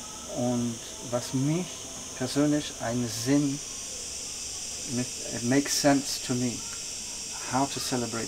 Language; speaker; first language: German; non-native, fluent; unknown